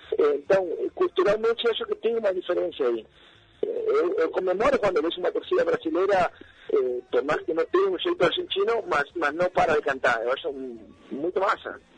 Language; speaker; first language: Portuguese; non-native, fluent; Spanish